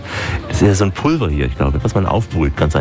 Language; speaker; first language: German; native; German